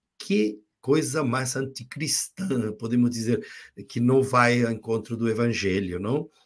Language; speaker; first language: Portuguese; non-native, fluent; Spanish